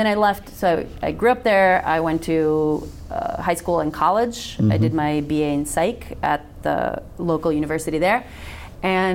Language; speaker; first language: English; non-native, fluent; Macedonian